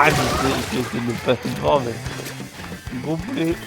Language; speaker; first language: French; native; French